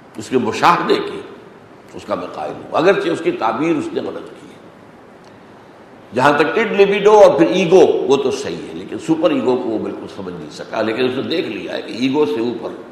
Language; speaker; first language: Urdu; native; Urdu